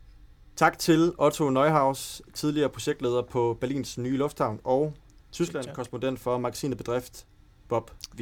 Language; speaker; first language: Danish; native; Danish